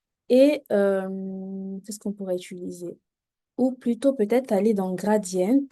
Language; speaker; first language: French; native; French